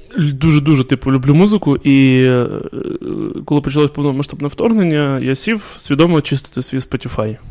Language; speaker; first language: Ukrainian; non-native, local second language; Russian